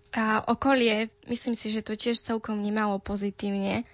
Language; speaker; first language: Slovak; non-native, local second language; Romany